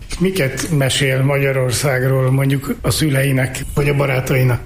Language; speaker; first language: Hungarian; native; Hungarian